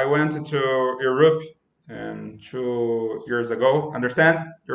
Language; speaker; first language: English; non-native, learner; Portuguese